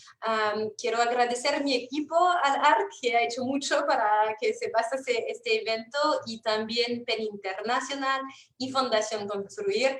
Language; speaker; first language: Spanish; non-native, fluent; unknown